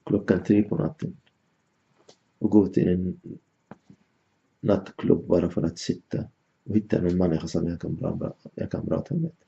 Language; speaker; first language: Swedish; non-native, fluent; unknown